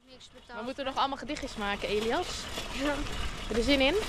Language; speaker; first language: Dutch; native; Dutch